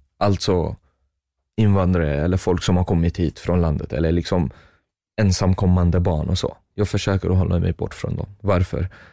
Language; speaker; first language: Swedish; non-native, fluent; Arabic